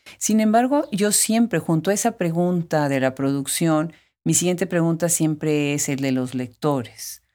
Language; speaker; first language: Spanish; native; Spanish